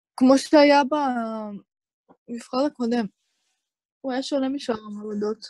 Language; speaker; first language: Hebrew; native; Hebrew